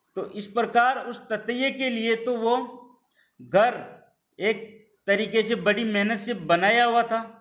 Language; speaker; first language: Hindi; native; Hindi